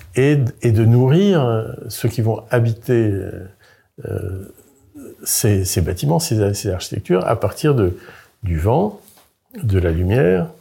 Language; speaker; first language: French; native; French